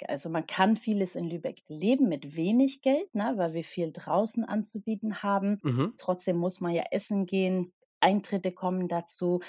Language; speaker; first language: German; non-native, fluent; Swedish